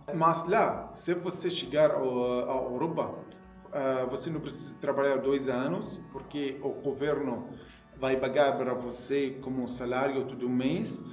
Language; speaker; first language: Portuguese; non-native, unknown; Arabic